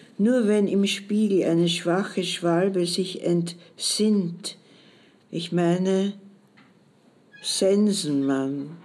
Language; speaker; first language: German; native; German